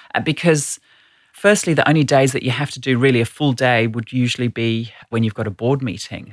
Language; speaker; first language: English; native; English